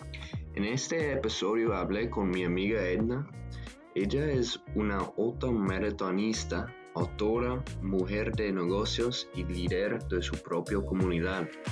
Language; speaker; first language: Spanish; non-native, fluent; English